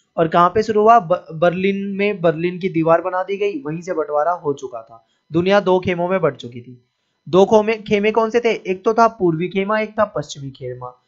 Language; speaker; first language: Hindi; native; Hindi